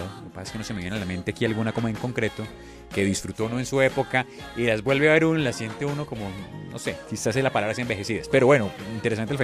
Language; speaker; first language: Spanish; native; Spanish